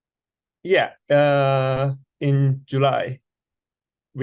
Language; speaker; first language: English; non-native, learner; Japanese